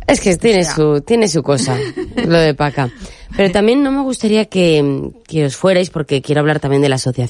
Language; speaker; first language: Spanish; native; Spanish